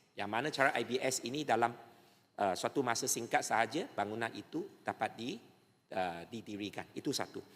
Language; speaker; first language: Malay; native; Malay